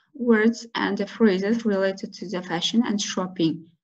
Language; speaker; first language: English; non-native, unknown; Kazakh